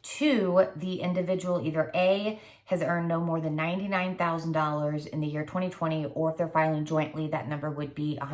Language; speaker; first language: English; native; English